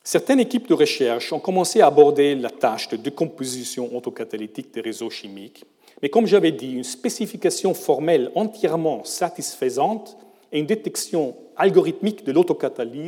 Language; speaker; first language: French; non-native, fluent; German